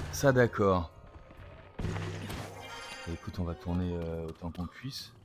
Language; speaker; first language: French; native; French